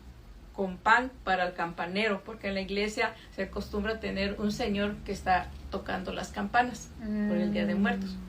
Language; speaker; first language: Spanish; native; Spanish